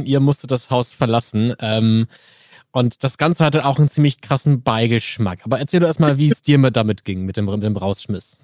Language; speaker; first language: German; native; German